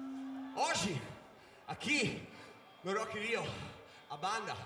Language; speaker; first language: Portuguese; non-native, learner; Italian